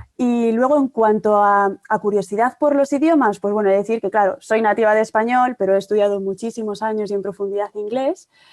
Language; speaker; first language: Spanish; native; Spanish